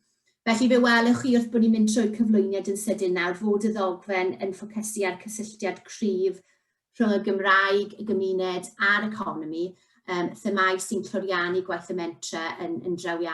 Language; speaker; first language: Welsh; native; Welsh